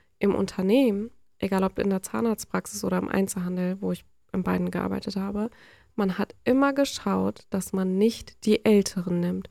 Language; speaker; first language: German; native; German